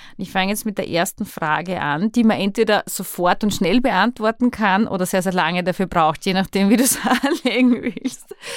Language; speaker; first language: German; native; German